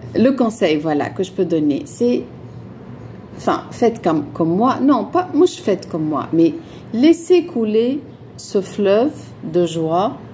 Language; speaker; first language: French; non-native, local second language; Arabic